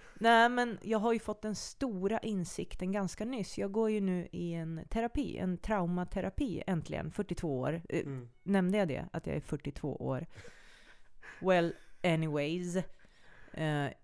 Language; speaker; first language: Swedish; native; Swedish